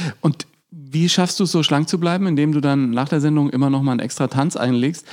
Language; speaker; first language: German; native; German